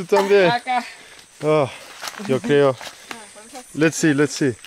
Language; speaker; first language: Spanish; non-native, learner; English